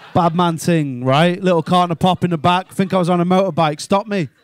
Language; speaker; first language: English; native; English